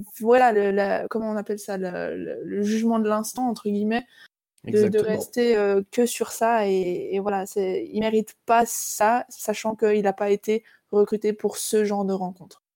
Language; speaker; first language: French; native; French